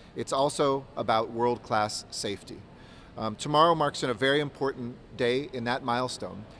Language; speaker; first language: English; native; English